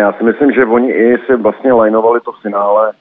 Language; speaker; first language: Czech; native; Czech